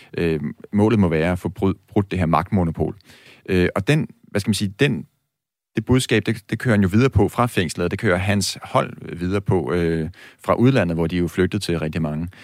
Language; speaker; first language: Danish; native; Danish